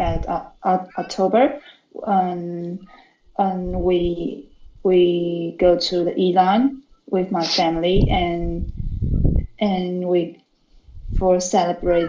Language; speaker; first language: English; non-native, learner; Chinese